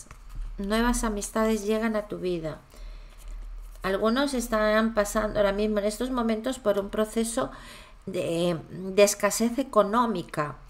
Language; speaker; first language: Spanish; native; Spanish